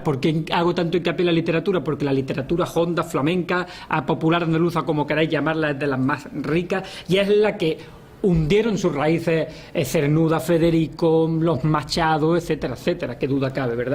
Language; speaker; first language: Spanish; native; Spanish